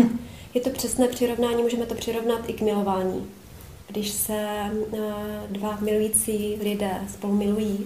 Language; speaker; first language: Czech; native; Czech